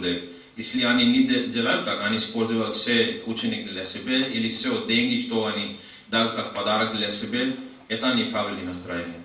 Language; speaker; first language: Russian; non-native, learner; Hindi